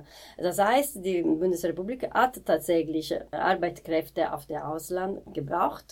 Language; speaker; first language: German; non-native, fluent; Italian